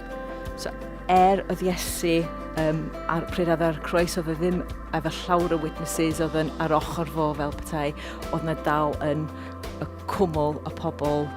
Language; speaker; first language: Welsh; non-native, local second language; English